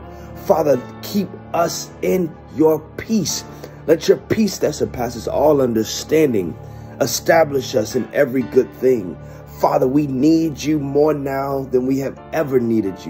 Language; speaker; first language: English; native; English